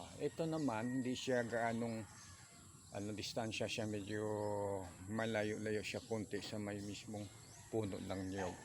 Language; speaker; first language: Filipino; non-native, local second language; Cebuano